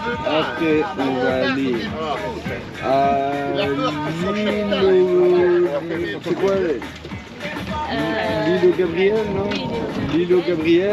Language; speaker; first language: French; native; French